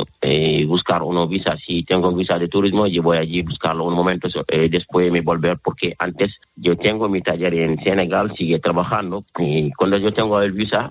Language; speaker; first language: Spanish; non-native, learner; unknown